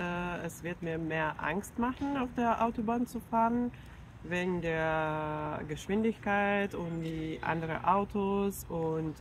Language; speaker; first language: German; non-native, fluent; Finnish